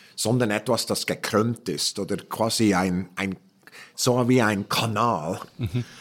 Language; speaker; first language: German; native; German